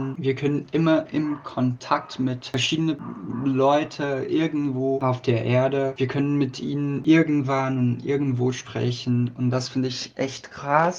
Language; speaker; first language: German; non-native, learner; Portuguese